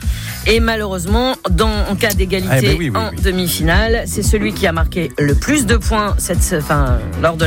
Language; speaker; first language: French; native; French